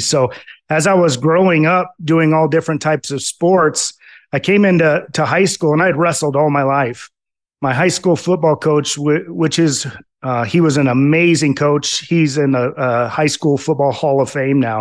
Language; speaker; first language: English; native; English